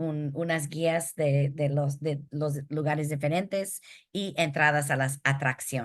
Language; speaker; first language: Spanish; early bilingual, heritage; Spanish